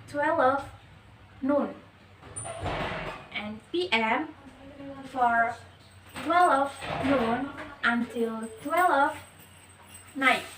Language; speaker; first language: English; non-native, learner; Indonesian